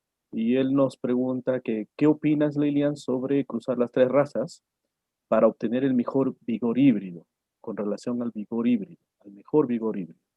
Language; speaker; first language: Spanish; native; Spanish